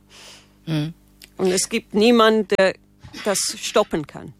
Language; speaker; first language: German; non-native, learner; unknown